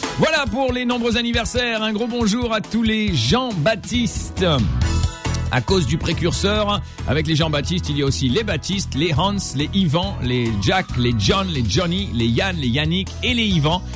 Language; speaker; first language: French; non-native, local second language; Arabic